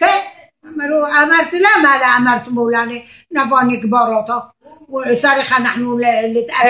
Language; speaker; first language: Hebrew; non-native, learner; Arabic